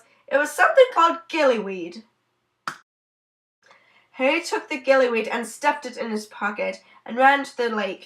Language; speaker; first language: English; native; English